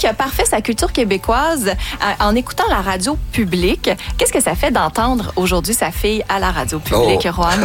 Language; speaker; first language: French; native; French